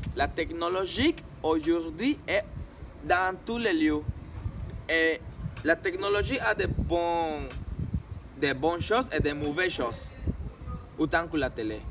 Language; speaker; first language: French; non-native, learner; Spanish